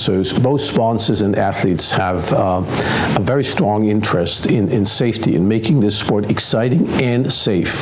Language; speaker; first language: English; non-native, fluent; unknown